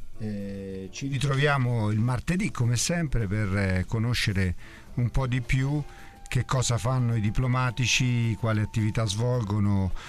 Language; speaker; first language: Italian; native; Italian